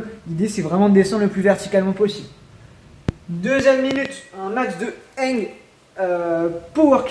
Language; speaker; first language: French; native; French